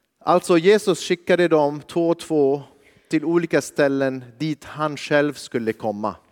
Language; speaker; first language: Swedish; non-native, fluent; Arabic